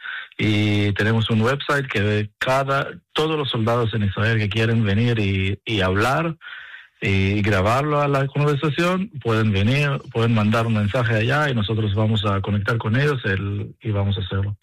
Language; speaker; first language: Spanish; early bilingual, heritage; Spanish